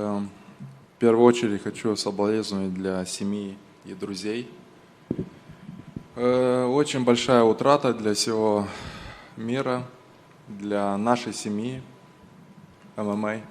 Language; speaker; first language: Russian; non-native, local second language; Romanian